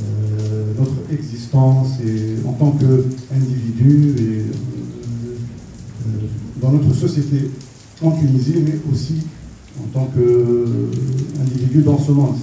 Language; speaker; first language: French; non-native, local second language; Arabic